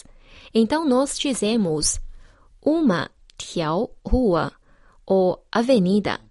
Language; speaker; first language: Portuguese; non-native, fluent; Chinese